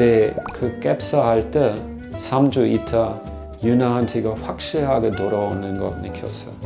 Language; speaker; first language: Korean; non-native, fluent; German